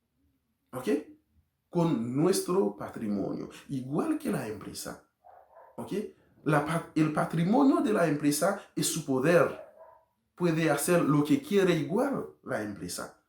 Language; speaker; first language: Spanish; non-native, learner; Haitian Creole